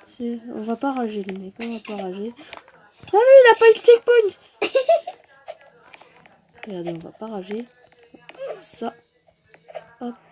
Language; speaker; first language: French; native; French